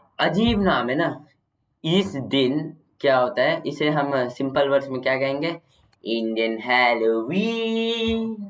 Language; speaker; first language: Hindi; non-native, local second language; Kannada